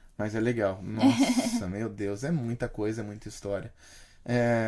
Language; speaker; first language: Portuguese; native; Portuguese